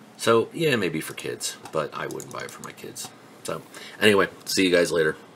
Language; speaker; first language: English; native; English